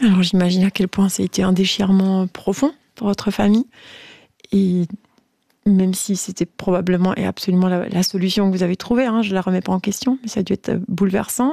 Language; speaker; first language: French; native; French